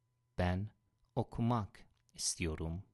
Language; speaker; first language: Turkish; non-native, fluent; Persian